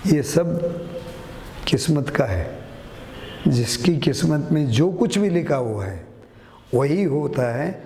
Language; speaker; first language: Hindi; non-native, local second language; Kannada